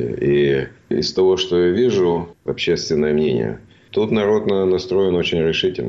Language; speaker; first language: Russian; native; Russian